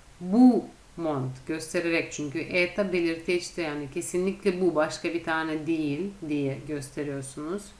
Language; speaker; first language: Turkish; non-native, fluent; Russian